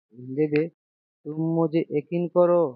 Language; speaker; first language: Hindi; non-native, learner; Bangla